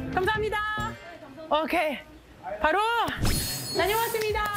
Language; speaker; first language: Korean; non-native, learner; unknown